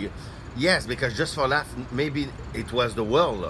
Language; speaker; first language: English; non-native, learner; French